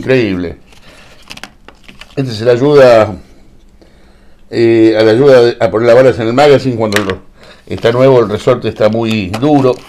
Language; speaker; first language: Spanish; native; Spanish